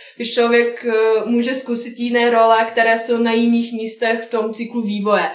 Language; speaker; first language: Czech; non-native, fluent; Bosnian